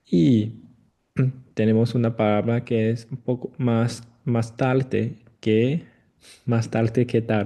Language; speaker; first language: Spanish; non-native, fluent; Chinese